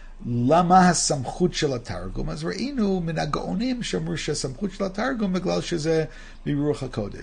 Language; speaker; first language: Hebrew; non-native, fluent; English